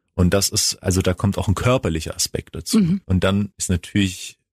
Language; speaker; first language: German; non-native, fluent; Greek